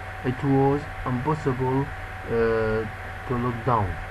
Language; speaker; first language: English; non-native, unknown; Arabic